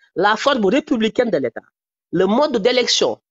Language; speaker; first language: French; non-native, local second language; Wolof